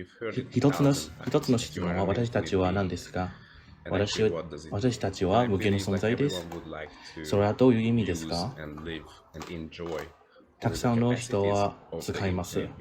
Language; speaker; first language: Japanese; non-native, learner; English